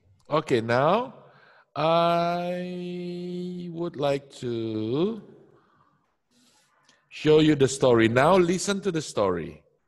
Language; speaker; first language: English; non-native, fluent; Indonesian